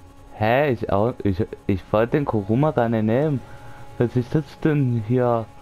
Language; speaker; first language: German; native; German